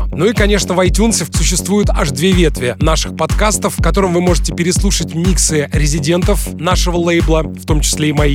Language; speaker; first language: Russian; native; Russian